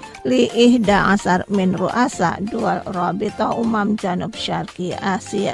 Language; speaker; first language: Arabic; non-native, fluent; Indonesian